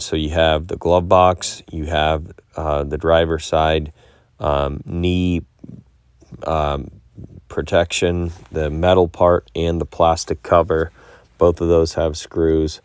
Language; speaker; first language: English; native; English